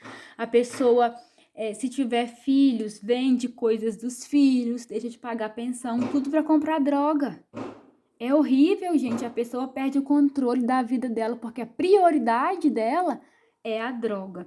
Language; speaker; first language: Portuguese; native; Portuguese